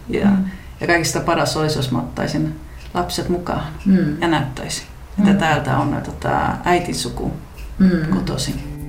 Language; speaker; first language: Finnish; early bilingual, heritage; Finnish